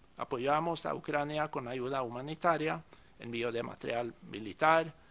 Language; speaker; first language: Spanish; non-native, fluent; Norwegian